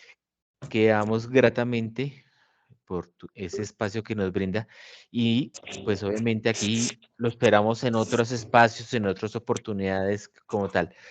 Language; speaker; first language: Spanish; native; Spanish